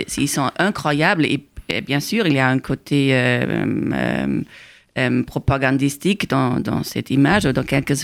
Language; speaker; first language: French; non-native, fluent; German